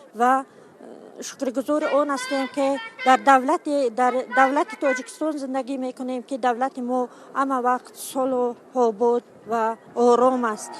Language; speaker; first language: Tajik; non-native, local second language; Shughni